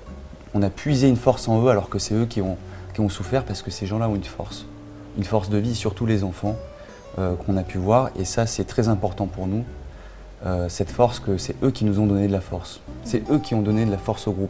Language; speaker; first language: French; native; French